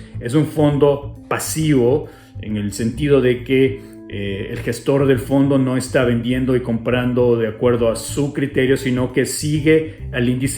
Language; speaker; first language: Spanish; native; Spanish